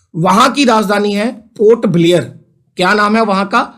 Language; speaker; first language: Hindi; non-native, local second language; Punjabi